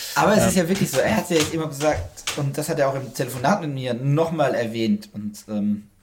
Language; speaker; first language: German; native; German